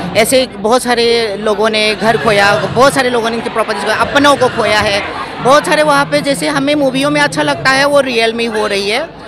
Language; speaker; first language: Hindi; non-native, local second language; Manipuri